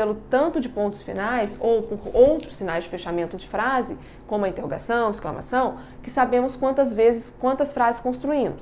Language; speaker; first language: Portuguese; native; Portuguese